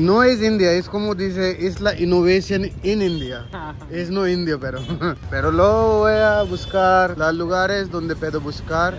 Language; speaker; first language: Spanish; non-native, learner; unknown